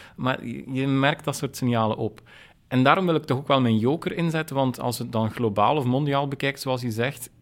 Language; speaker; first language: Dutch; native; Dutch